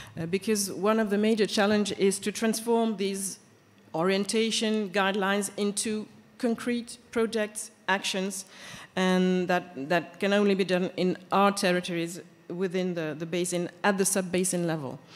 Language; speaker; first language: English; non-native, fluent; French